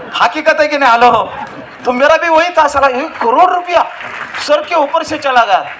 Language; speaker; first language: Hindi; non-native, local second language; Marathi